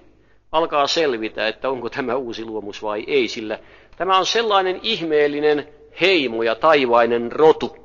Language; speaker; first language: Finnish; native; Finnish